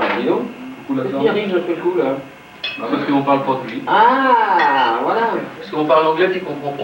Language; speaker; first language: French; native; French